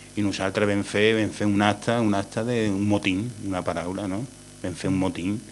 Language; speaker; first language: Catalan; non-native, local second language; Spanish